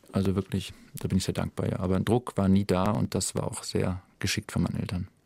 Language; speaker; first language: German; native; German